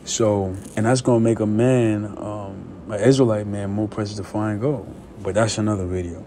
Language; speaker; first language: English; native; English